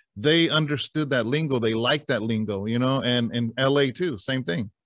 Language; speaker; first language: English; native; English